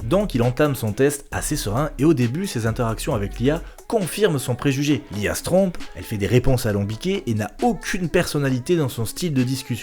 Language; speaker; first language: French; native; French